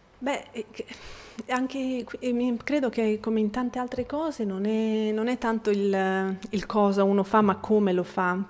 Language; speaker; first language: Italian; non-native, fluent; Bosnian